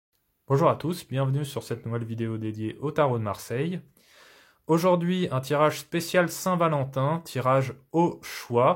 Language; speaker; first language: French; native; French